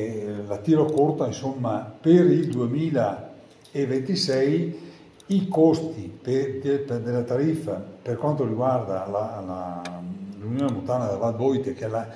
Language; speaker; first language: Italian; native; Italian